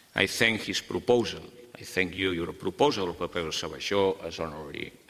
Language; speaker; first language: English; non-native, fluent; Catalan